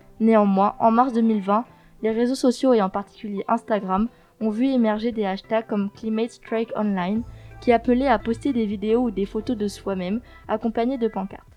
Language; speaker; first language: French; native; French